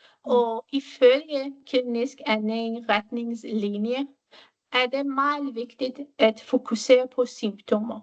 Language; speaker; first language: Danish; non-native, fluent; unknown